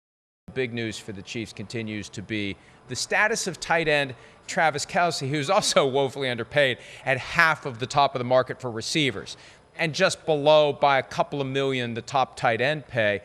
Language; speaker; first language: English; native; English